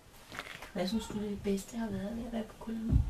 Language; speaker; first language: Danish; native; Danish